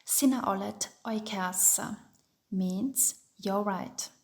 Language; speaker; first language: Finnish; non-native, fluent; German